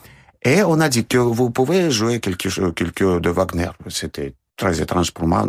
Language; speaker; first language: French; non-native, fluent; Russian